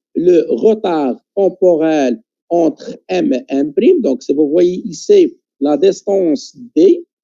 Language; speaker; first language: French; non-native, local second language; Arabic